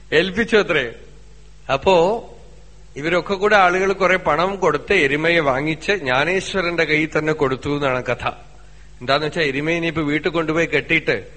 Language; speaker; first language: Malayalam; native; Malayalam